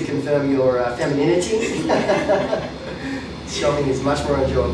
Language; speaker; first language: English; native; English